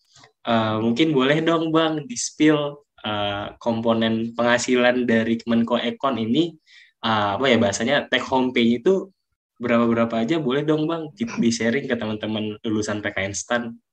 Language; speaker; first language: Indonesian; native; Indonesian